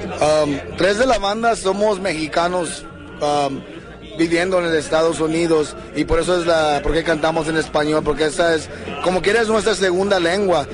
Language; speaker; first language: Spanish; early bilingual, heritage; English